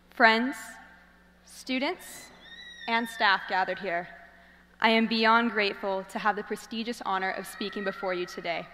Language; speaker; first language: English; native; English